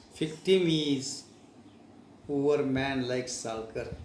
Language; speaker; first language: English; non-native, local second language; Marathi